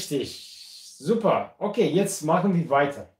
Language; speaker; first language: German; non-native, fluent; Amharic